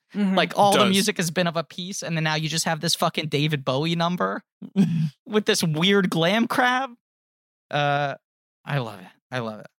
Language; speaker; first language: English; native; English